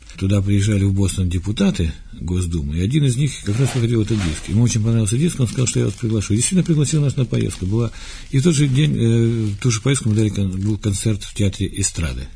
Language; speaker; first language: Russian; native; Russian